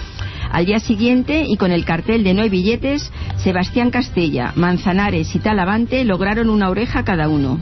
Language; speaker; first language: Spanish; native; Spanish